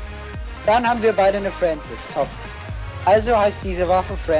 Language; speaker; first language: German; native; German